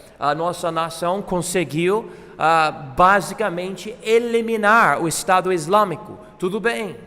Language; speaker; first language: Portuguese; non-native, fluent; English